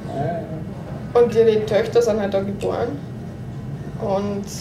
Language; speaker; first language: German; native; German